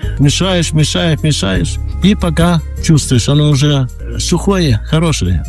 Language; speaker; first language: Ukrainian; non-native, local second language; Romanian